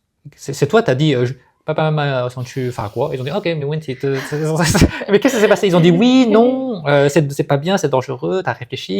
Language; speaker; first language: French; native; French